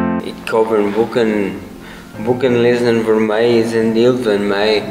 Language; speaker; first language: Dutch; non-native, learner; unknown